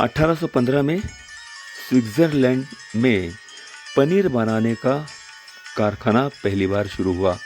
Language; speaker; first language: Hindi; non-native, local second language; Marathi